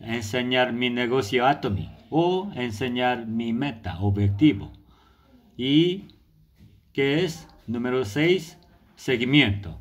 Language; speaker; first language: Spanish; non-native, learner; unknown